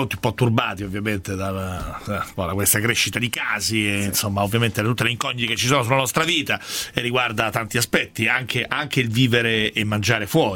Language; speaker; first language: Italian; native; Italian